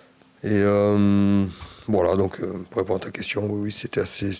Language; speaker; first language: French; native; French